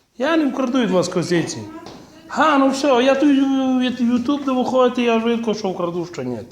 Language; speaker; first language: Ukrainian; native; Ukrainian